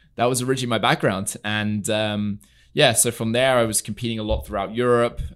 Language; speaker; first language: English; native; English